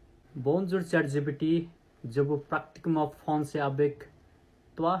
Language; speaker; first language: French; non-native, learner; Nepali